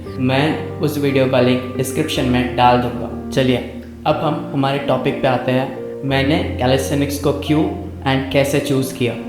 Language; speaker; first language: Hindi; native; Hindi